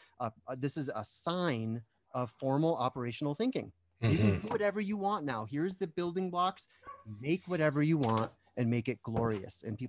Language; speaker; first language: English; native; English